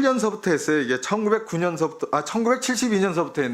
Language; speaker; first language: Korean; native; Korean